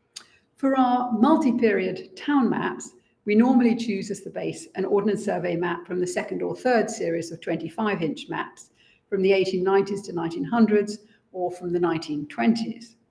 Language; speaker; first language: English; native; English